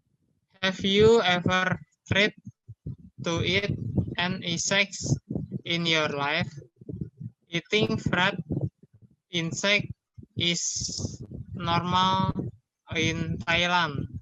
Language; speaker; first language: English; non-native, learner; Indonesian